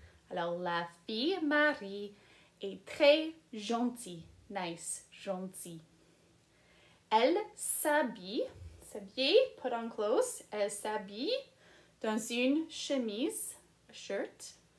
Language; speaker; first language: French; non-native, fluent; English